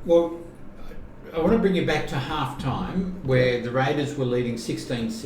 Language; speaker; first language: English; native; English